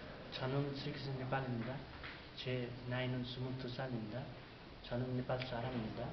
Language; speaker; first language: Korean; non-native, learner; Nepali